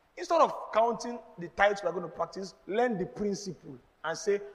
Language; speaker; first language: English; non-native, local second language; Yoruba